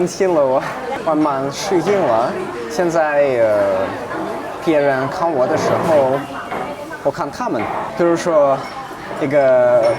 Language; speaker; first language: Chinese; non-native, learner; Russian